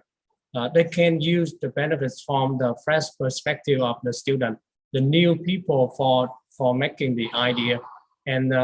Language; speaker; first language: English; non-native, learner; Vietnamese